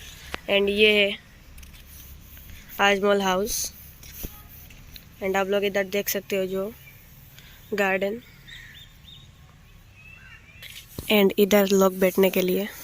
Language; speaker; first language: Hindi; non-native, local second language; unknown